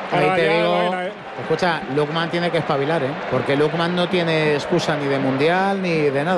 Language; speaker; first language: Spanish; native; Spanish